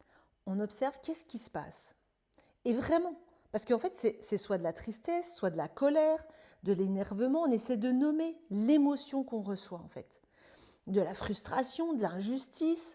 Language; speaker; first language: French; native; French